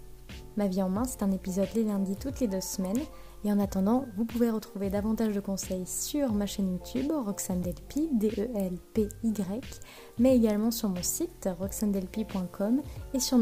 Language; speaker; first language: French; native; French